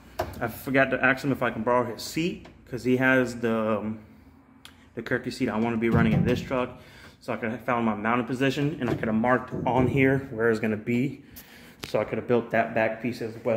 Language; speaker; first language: English; native; English